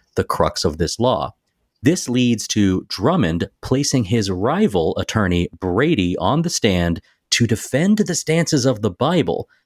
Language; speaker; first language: English; native; English